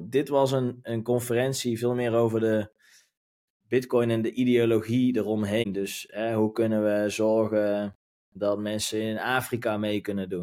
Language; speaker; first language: Dutch; native; Dutch